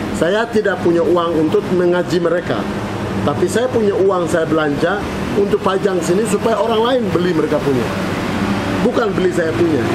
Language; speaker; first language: Indonesian; non-native, local second language; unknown